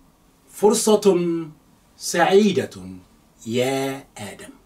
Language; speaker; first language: Arabic; non-native, fluent; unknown